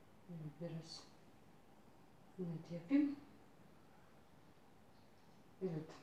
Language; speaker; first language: Turkish; non-native, learner; Russian